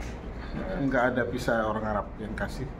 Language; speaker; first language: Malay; non-native, local second language; Sasak